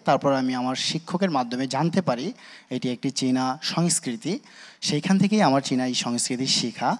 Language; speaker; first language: Bangla; native; Bangla